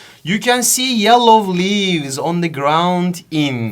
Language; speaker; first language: English; non-native, fluent; Turkish